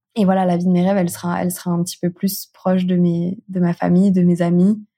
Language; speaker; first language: French; native; French